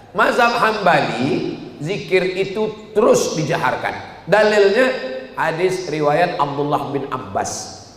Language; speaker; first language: Malay; native; Malay